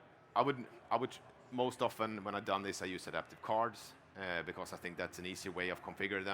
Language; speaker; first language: English; non-native, fluent; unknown